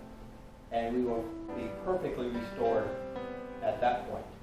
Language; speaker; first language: English; native; English